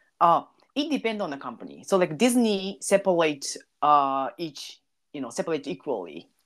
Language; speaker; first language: English; non-native, learner; Japanese